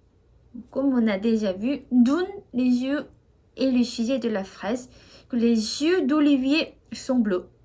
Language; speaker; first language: French; non-native, fluent; Korean